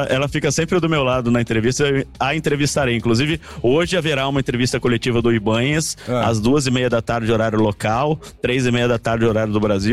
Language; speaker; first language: Portuguese; native; Portuguese